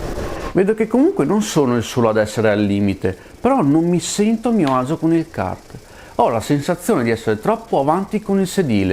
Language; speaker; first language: Italian; native; Italian